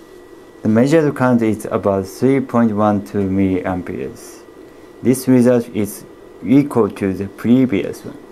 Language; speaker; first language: English; non-native, fluent; Japanese